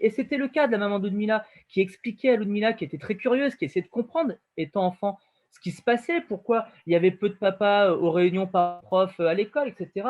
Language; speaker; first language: French; native; French